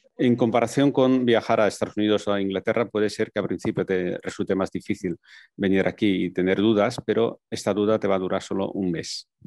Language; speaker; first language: Spanish; non-native, fluent; Chinese